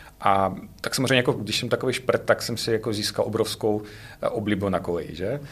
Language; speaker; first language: Czech; non-native, fluent; Russian